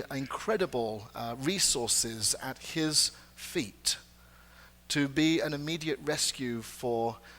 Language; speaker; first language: English; native; English